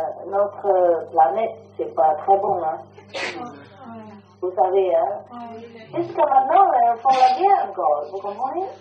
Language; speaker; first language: French; non-native, learner; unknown